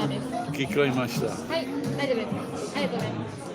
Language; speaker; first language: Japanese; non-native, learner; English